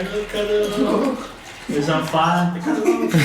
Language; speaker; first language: French; non-native, learner; Italian